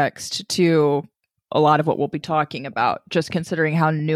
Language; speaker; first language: English; native; English